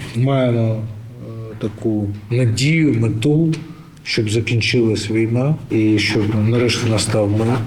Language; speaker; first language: Ukrainian; native; Ukrainian